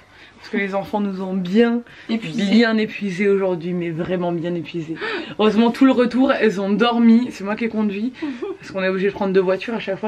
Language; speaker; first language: French; native; French